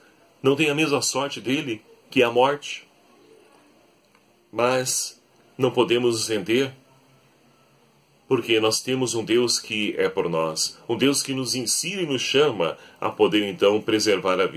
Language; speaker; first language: Portuguese; native; Portuguese